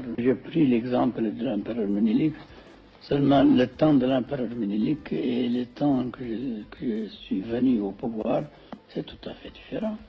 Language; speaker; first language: French; non-native, fluent; Amharic